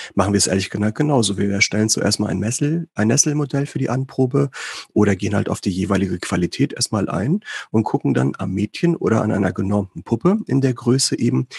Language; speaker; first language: German; early bilingual, other home language; Greek